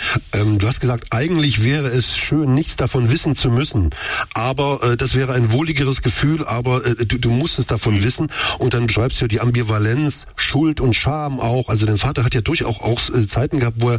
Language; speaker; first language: German; native; German